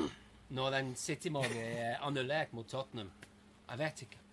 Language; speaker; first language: Norwegian; non-native, fluent; English